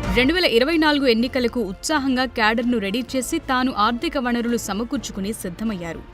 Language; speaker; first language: Telugu; native; Telugu